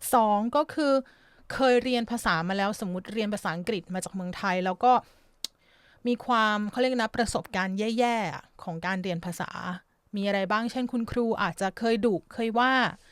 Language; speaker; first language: Thai; native; Thai